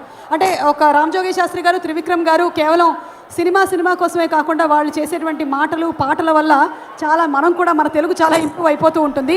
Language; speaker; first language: Telugu; native; Telugu